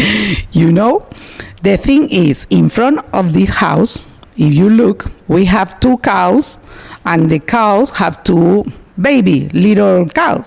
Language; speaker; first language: English; non-native, learner; Spanish